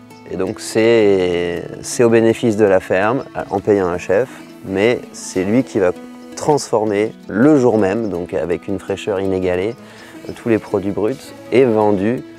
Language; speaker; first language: French; native; French